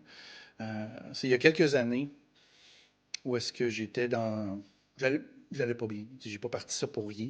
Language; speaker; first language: French; native; French